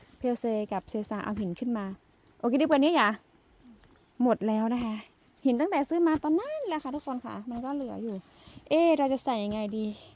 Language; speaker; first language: Thai; non-native, local second language; Karen languages